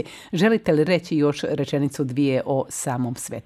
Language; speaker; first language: Croatian; native; Croatian